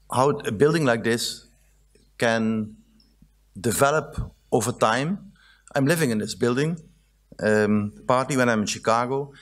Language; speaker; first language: English; non-native, fluent; Dutch